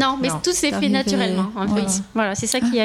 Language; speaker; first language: French; native; French